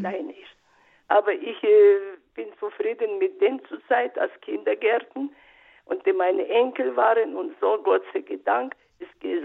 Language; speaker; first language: German; non-native, learner; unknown